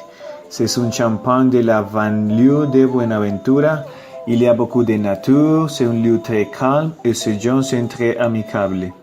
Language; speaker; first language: French; non-native, learner; Spanish